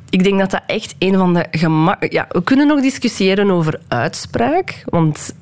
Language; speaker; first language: Dutch; early bilingual, other home language; Persian